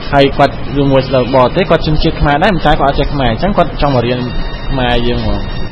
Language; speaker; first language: Khmer; native; Khmer